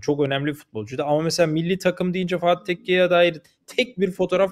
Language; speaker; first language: Turkish; native; Turkish